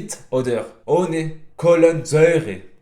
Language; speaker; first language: German; non-native, fluent; French